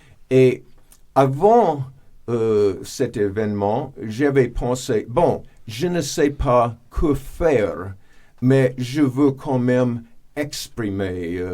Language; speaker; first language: French; non-native, fluent; English